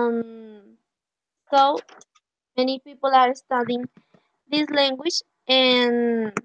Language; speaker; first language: English; non-native, learner; Spanish